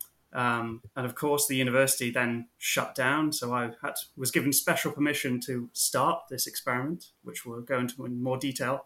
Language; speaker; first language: English; native; English